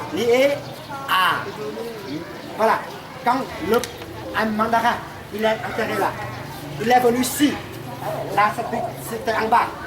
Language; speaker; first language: French; non-native, fluent; Vietnamese